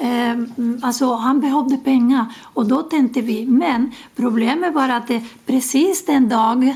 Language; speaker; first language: Swedish; non-native, learner; Spanish